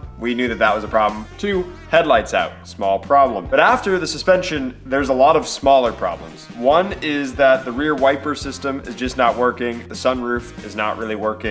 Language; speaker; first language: English; native; English